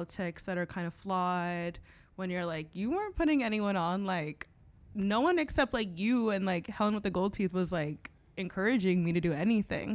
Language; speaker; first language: English; native; English